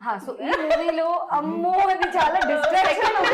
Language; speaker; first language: Telugu; non-native, local second language; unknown